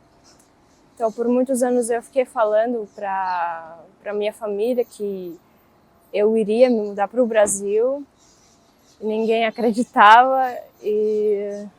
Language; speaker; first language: Portuguese; non-native, fluent; Russian